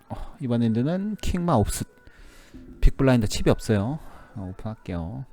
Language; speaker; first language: Korean; native; Korean